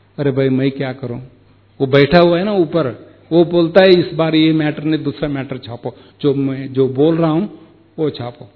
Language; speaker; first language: Hindi; non-native, local second language; Kannada